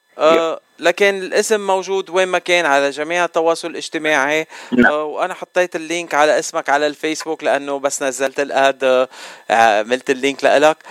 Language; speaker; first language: Arabic; native; Arabic